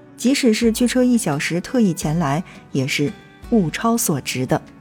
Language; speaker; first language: Chinese; native; Chinese